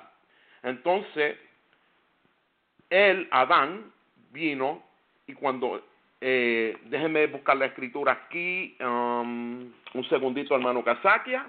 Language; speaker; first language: Spanish; native; Spanish